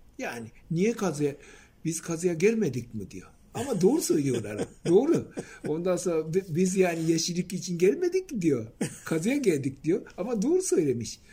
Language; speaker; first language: Turkish; non-native, fluent; Japanese